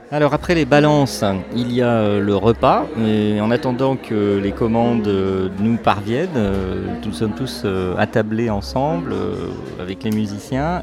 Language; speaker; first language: French; native; French